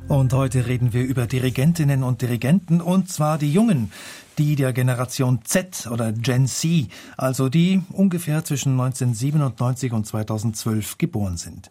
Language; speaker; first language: German; native; German